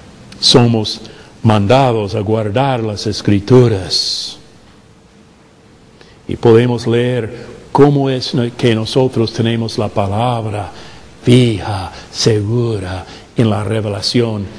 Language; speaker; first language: Spanish; non-native, fluent; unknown